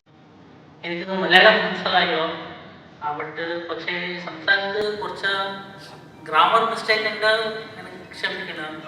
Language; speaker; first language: Malayalam; non-native, learner; Kannada